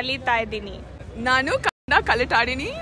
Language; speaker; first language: Kannada; non-native, learner; Malayalam